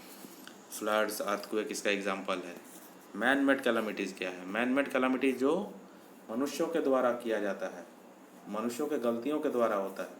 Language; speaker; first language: Hindi; native; Hindi